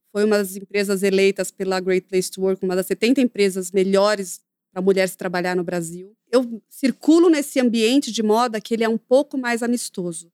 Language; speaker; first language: Portuguese; native; Portuguese